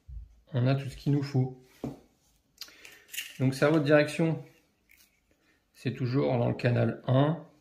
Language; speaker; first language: French; native; French